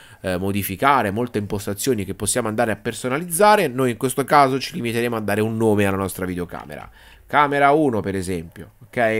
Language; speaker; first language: Italian; native; Italian